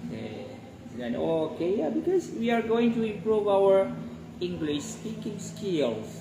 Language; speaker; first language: English; non-native, fluent; Indonesian